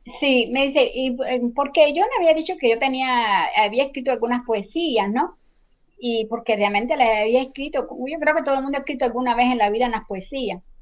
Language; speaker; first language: Spanish; native; Spanish